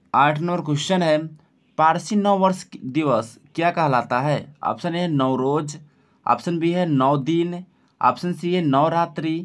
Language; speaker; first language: Hindi; native; Hindi